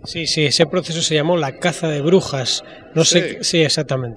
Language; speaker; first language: Spanish; native; Spanish